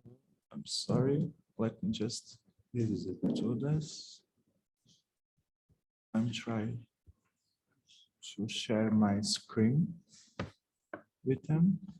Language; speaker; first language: English; non-native, fluent; Portuguese